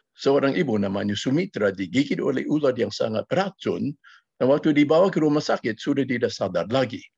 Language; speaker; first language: Malay; non-native, fluent; English